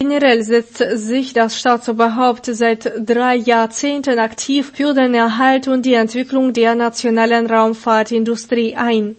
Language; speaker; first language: German; non-native, fluent; Russian